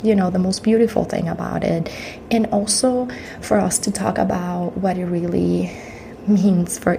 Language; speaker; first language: English; non-native, fluent; Spanish